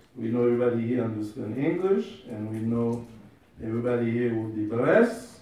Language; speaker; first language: English; non-native, learner; Haitian Creole